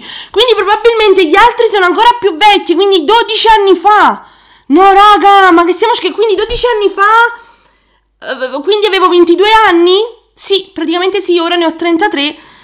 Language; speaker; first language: Italian; native; Italian